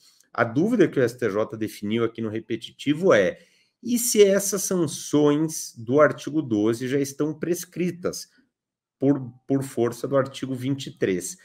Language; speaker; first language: Portuguese; native; Portuguese